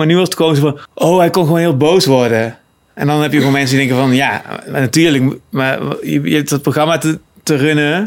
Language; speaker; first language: Dutch; native; Dutch